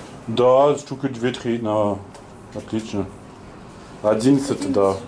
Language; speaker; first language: Russian; early bilingual, heritage; French